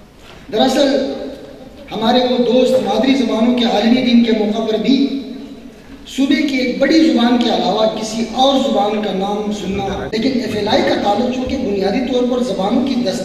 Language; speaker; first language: Urdu; non-native, local second language; Northern Hindko